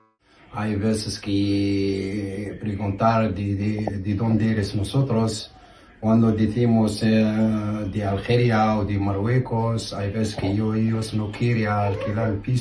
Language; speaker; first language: Spanish; non-native, learner; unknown